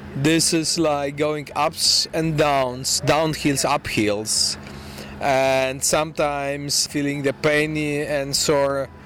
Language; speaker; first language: English; non-native, fluent; Polish